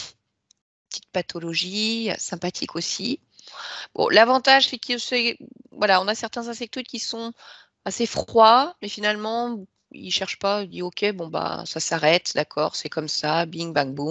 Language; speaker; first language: French; native; French